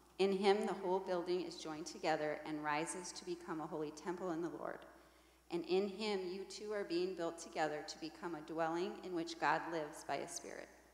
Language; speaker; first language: English; native; English